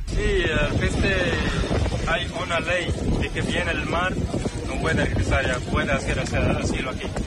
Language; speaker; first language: Spanish; non-native, learner; Arabic